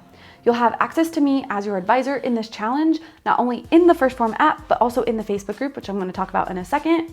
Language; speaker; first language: English; native; English